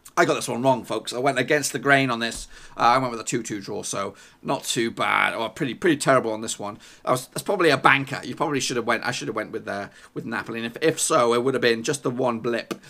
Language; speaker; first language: English; native; English